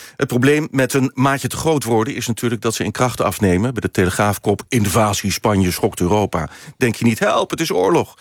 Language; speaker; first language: Dutch; native; Dutch